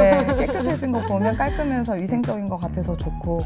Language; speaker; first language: Korean; native; Korean